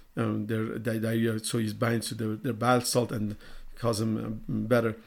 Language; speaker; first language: English; non-native, fluent; Persian